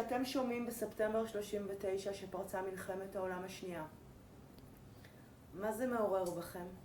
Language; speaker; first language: Hebrew; native; Hebrew